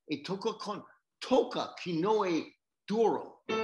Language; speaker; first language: Portuguese; non-native, learner; English